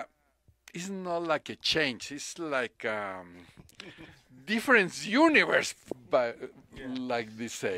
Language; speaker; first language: English; non-native, learner; Spanish